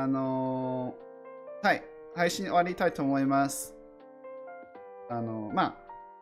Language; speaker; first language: Japanese; non-native, learner; English